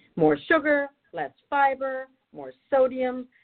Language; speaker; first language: English; non-native, fluent; German